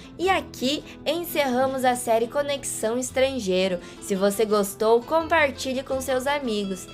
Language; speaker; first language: Portuguese; native; Portuguese